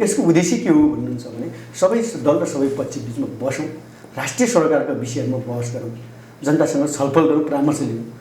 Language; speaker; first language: Nepali; native; Nepali